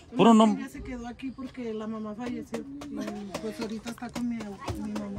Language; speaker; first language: Spanish; native; Spanish